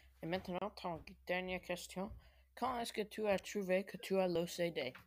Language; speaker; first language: French; non-native, learner; English